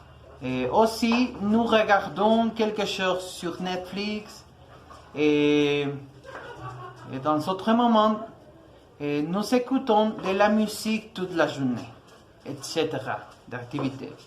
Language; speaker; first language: French; non-native, learner; Spanish